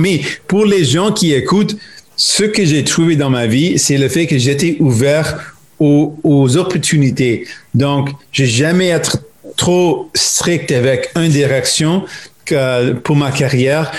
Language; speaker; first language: French; non-native, local second language; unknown